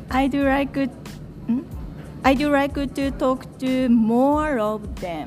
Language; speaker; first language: English; non-native, learner; Japanese